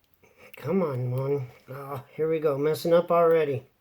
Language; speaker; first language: English; native; English